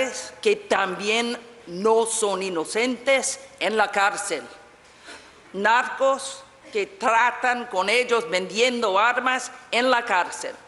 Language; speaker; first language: Spanish; non-native, fluent; English